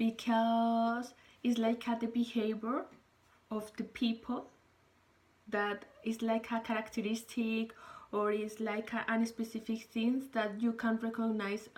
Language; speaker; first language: English; non-native, learner; Spanish